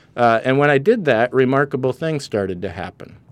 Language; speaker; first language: English; native; English